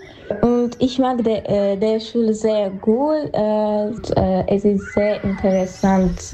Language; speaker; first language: German; non-native, learner; Armenian